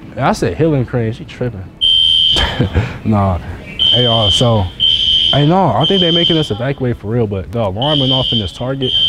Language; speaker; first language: English; native; English